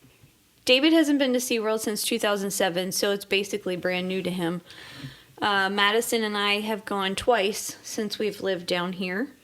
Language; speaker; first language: English; native; English